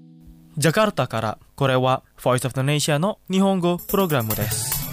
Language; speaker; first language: Japanese; non-native, fluent; Indonesian